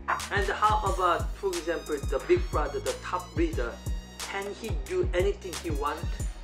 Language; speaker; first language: English; non-native, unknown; Korean